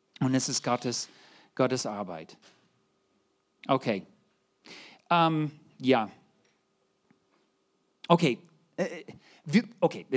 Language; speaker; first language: German; non-native, fluent; English